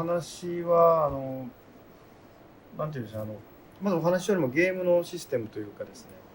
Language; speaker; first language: Japanese; native; Japanese